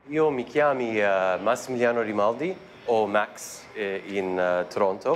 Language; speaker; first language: Italian; early bilingual, heritage; Italian